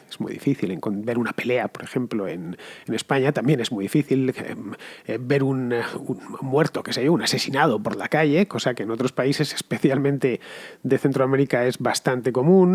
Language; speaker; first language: Spanish; native; Spanish